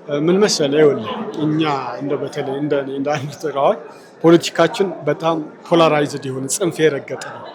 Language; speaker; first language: Amharic; non-native, local second language; Tigrinya